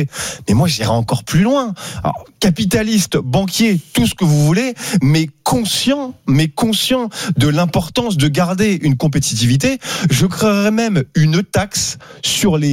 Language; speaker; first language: French; native; French